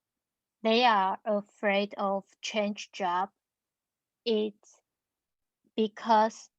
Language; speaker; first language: English; non-native, learner; Chinese